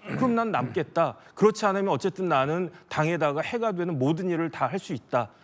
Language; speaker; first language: Korean; native; Korean